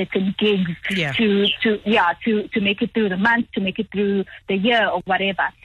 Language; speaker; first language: English; non-native, local second language; Zulu